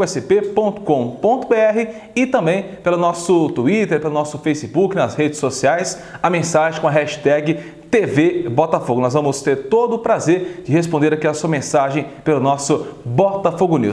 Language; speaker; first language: Portuguese; native; Portuguese